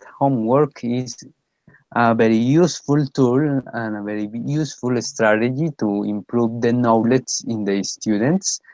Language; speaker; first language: English; non-native, fluent; Spanish